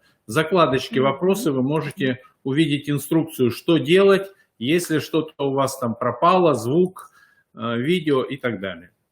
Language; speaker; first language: Russian; native; Russian